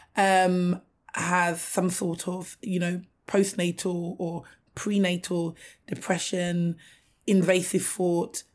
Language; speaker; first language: English; native; English